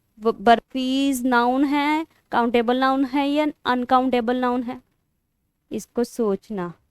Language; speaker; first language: Hindi; non-native, local second language; Punjabi